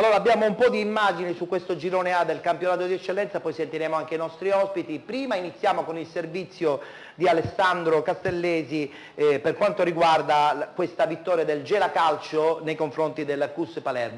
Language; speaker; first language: Italian; native; Italian